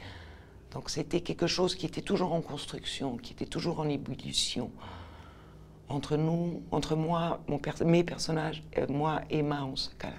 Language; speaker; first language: French; non-native, fluent; Portuguese